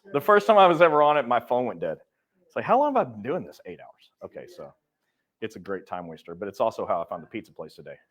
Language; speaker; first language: English; native; English